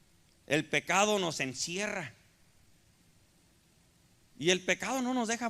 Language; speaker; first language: Spanish; native; Spanish